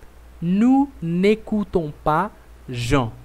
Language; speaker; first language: French; non-native, fluent; Portuguese